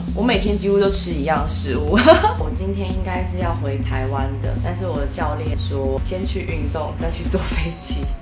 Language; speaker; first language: Chinese; native; Chinese